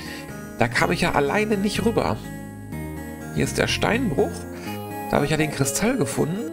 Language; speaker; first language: German; native; German